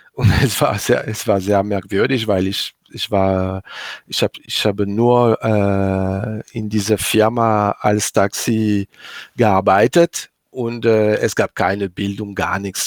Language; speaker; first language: German; non-native, learner; French